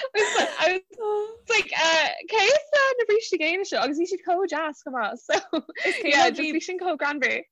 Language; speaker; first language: Irish; non-native, local second language; English